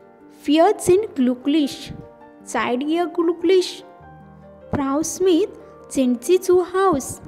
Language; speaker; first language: German; non-native, learner; English